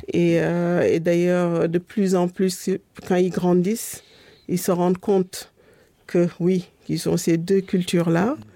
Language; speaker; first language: French; non-native, local second language; Fula